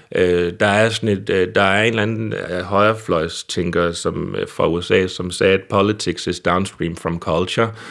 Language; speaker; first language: Danish; native; Danish